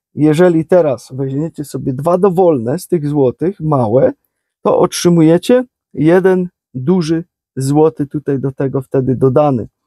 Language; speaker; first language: Polish; native; Polish